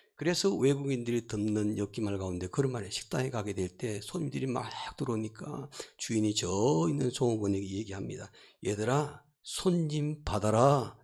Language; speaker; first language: Korean; native; Korean